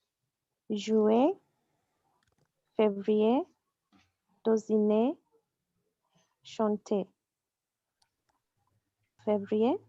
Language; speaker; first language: French; non-native, learner; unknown